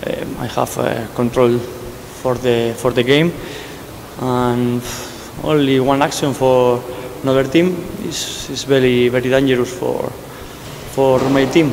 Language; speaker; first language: English; non-native, learner; Spanish